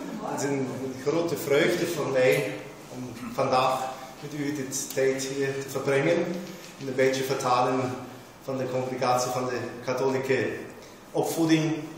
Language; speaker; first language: Dutch; non-native, learner; German